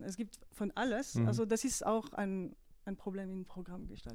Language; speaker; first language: German; non-native, fluent; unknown